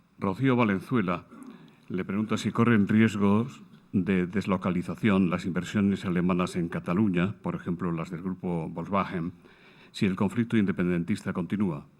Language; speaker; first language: Spanish; native; Spanish